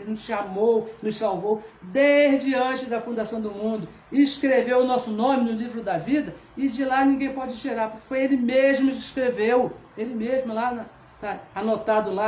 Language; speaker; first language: Portuguese; native; Portuguese